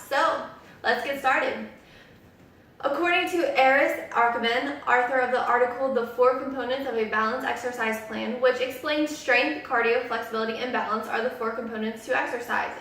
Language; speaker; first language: English; native; English